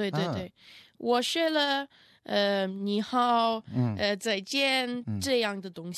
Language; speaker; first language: Chinese; non-native, learner; Russian